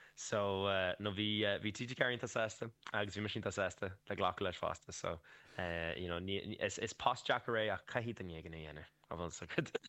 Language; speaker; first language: Irish; native; Irish